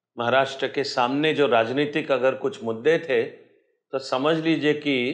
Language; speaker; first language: Hindi; non-native, local second language; Marathi